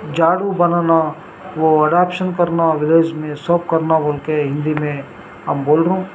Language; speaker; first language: Hindi; non-native, local second language; Telugu